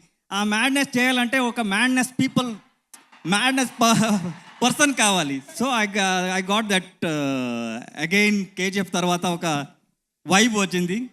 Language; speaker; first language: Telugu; non-native, learner; Kannada